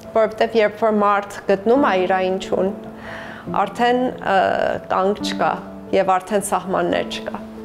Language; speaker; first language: Armenian; early bilingual, heritage; Armenian